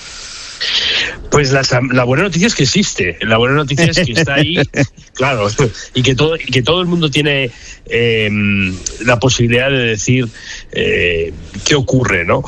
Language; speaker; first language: Spanish; native; Spanish